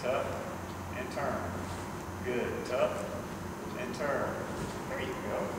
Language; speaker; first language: English; native; English